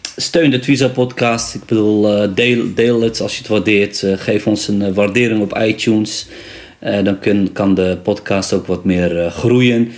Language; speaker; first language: Dutch; early bilingual, other home language; Riffian